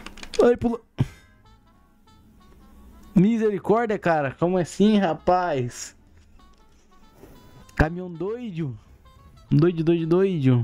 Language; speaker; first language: Portuguese; native; Portuguese